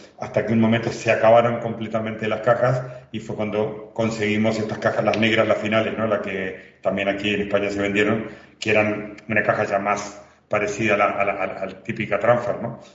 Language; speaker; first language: Spanish; native; Spanish